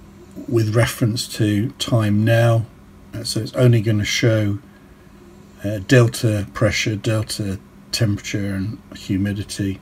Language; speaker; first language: English; native; English